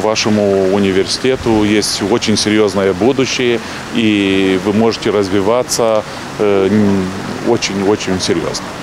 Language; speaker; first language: Russian; non-native, local second language; Romanian